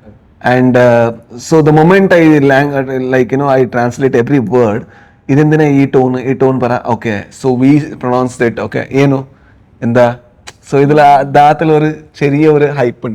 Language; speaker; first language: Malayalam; non-native, learner; Kannada